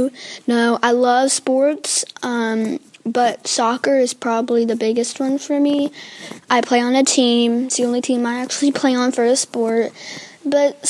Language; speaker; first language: English; native; English